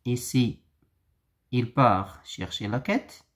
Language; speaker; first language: French; non-native, local second language; Arabic